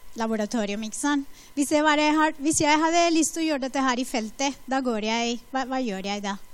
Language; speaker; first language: Norwegian; non-native, fluent; Spanish